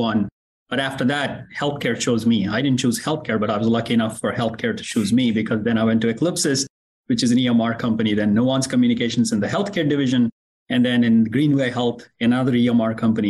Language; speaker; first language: English; non-native, local second language; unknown